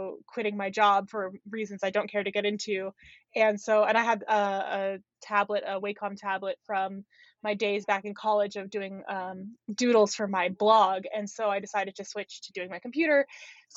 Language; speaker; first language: English; native; English